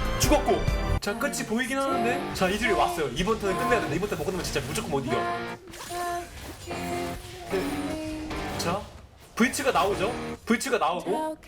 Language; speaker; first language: Korean; native; Korean